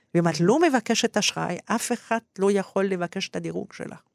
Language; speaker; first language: Hebrew; non-native, fluent; English